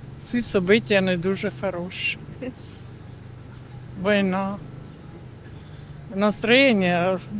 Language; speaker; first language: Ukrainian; non-native, local second language; Russian